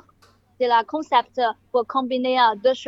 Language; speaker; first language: French; non-native, learner; Chinese